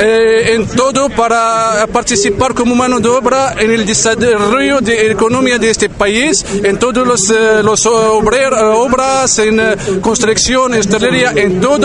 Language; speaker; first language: Spanish; non-native, learner; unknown